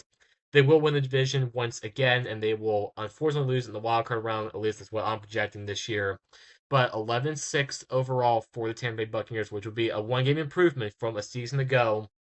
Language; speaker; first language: English; native; English